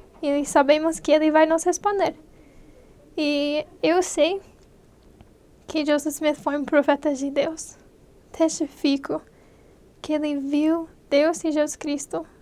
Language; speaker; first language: Portuguese; non-native, fluent; English